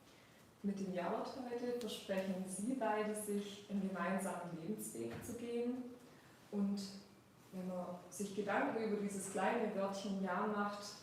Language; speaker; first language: German; native; German